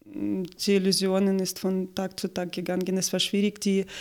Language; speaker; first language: German; non-native, fluent; Ukrainian